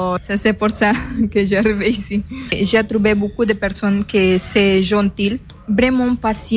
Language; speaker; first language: French; non-native, learner; Spanish